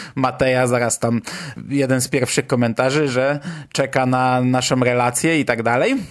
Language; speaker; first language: Polish; native; Polish